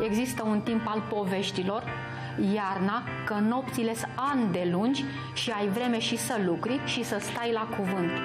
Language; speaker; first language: Romanian; native; Romanian